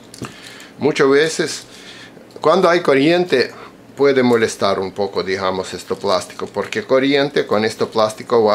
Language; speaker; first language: Spanish; non-native, fluent; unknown